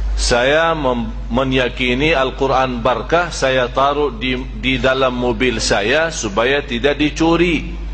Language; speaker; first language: Malay; non-native, fluent; Arabic